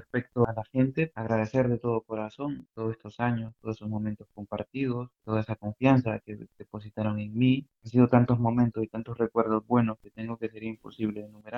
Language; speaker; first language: Spanish; native; Spanish